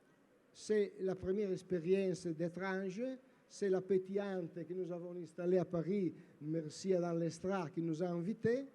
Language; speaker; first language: French; non-native, learner; Italian